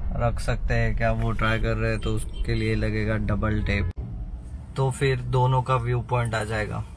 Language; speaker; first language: Hindi; non-native, local second language; Marathi